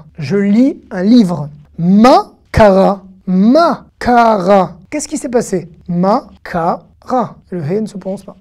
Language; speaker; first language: French; native; French